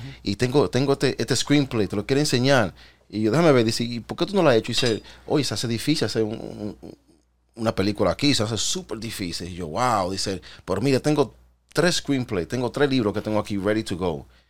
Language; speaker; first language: Spanish; early bilingual, heritage; Spanish